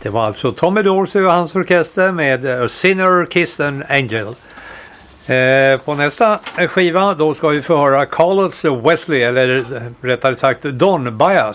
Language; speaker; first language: Swedish; native; Swedish